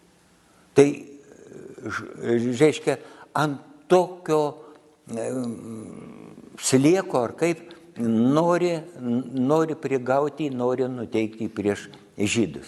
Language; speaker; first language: Lithuanian; native; Lithuanian